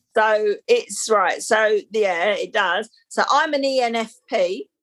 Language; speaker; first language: English; native; English